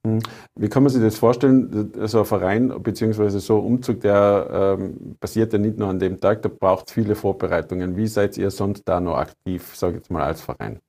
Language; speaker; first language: German; native; German